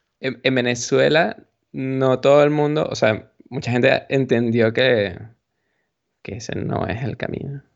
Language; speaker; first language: Spanish; native; Spanish